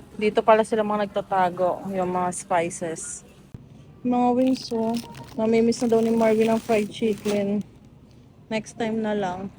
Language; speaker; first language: Filipino; native; Filipino